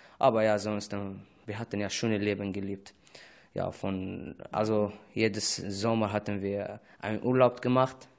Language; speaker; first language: German; non-native, learner; Arabic